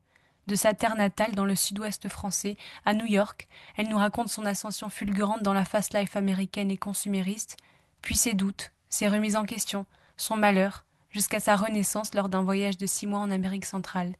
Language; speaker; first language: French; native; French